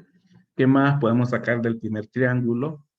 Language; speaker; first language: Spanish; native; Spanish